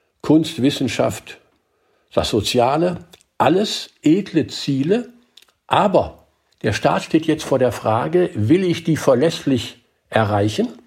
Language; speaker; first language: German; native; German